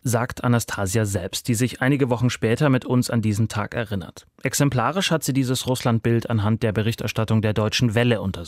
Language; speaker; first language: German; native; German